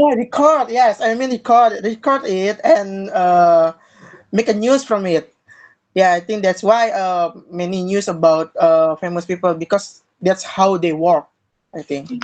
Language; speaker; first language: English; non-native, learner; Indonesian